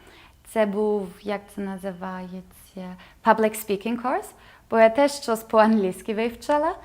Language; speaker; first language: Ukrainian; non-native, fluent; German